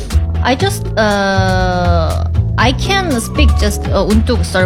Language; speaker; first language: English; non-native, learner; Korean